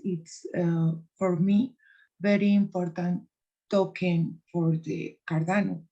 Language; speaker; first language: English; non-native, learner; Spanish